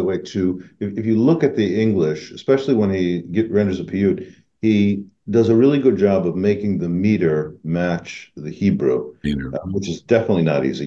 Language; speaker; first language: English; native; English